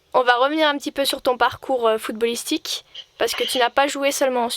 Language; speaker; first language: French; native; French